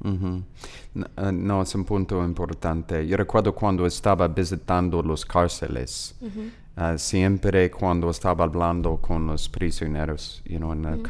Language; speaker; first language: Spanish; non-native, learner; English